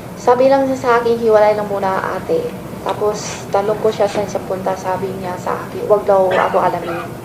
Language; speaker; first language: Filipino; non-native, learner; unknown